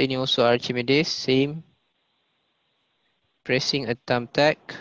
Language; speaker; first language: English; non-native, local second language; Malay